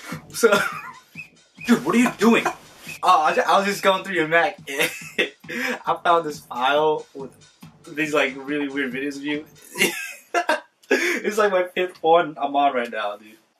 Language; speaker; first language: English; native; English